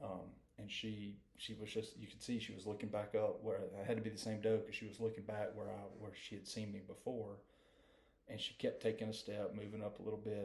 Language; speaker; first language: English; native; English